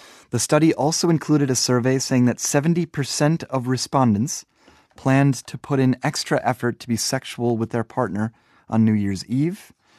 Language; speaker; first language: English; native; English